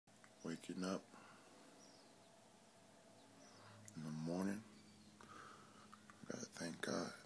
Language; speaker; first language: English; native; English